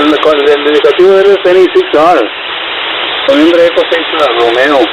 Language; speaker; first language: Spanish; native; Spanish